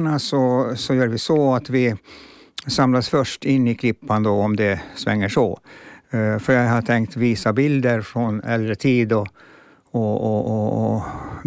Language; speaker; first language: Swedish; non-native, local second language; Finnish